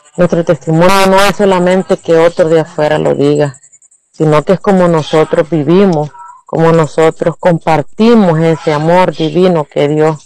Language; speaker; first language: Spanish; native; Spanish